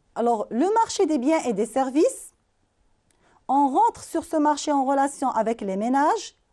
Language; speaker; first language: French; non-native, local second language; Arabic